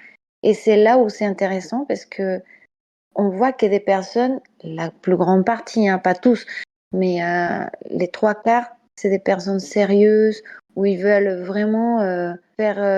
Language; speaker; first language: French; non-native, fluent; Spanish